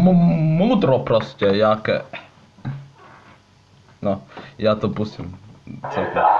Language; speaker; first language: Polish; non-native, learner; Slovak